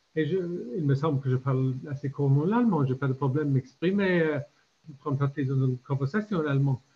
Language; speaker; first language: French; non-native, fluent; English